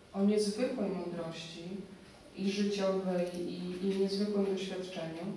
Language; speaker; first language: Polish; native; Polish